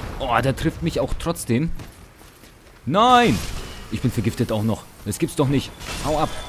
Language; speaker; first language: German; early bilingual, other home language; Ukrainian